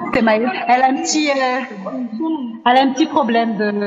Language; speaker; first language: French; non-native, local second language; Malagasy